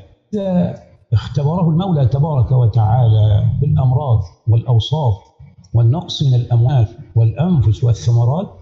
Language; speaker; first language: Arabic; native; Arabic